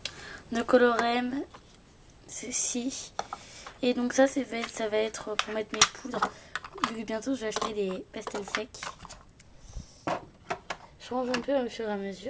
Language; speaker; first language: French; native; French